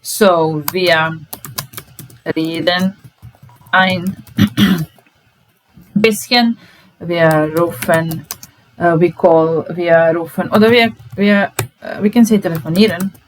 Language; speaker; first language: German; non-native, fluent; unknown